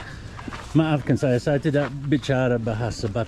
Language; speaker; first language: Indonesian; non-native, learner; English